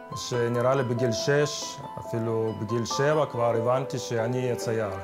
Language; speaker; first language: Hebrew; early bilingual, other home language; Ukrainian